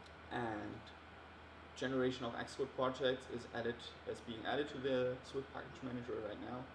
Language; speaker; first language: English; non-native, fluent; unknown